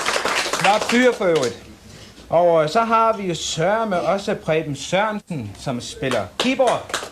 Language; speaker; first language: Danish; native; Danish